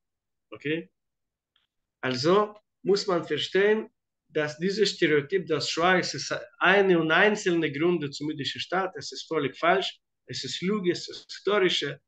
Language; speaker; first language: German; non-native, fluent; Hebrew